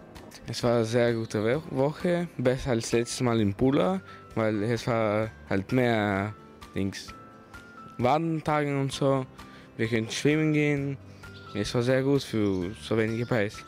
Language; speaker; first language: German; non-native, learner; Slovenian